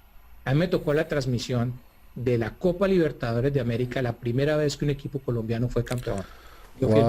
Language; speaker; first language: Spanish; native; Spanish